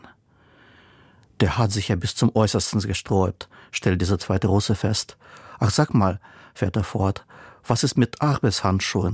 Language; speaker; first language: German; non-native, fluent; Russian